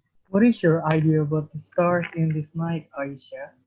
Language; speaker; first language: English; non-native, learner; Indonesian